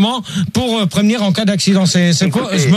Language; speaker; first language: French; native; French